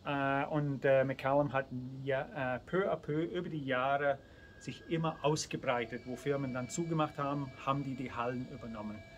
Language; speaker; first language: German; native; German